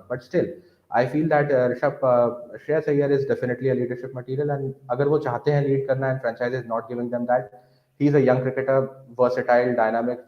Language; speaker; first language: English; non-native, local second language; Hindi